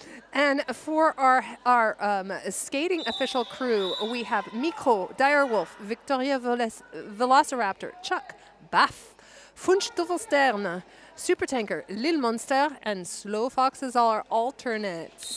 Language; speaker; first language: English; native; English